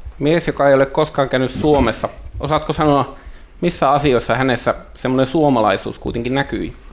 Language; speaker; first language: Finnish; native; Finnish